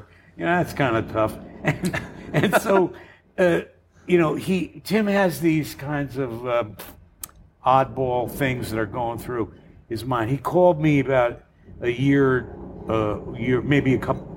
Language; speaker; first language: English; native; English